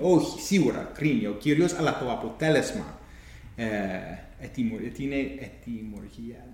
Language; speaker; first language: Greek; non-native, fluent; English